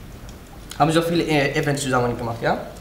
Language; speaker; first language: German; non-native, learner; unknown